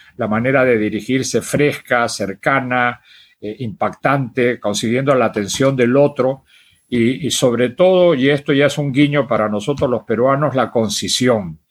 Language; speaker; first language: Spanish; native; Spanish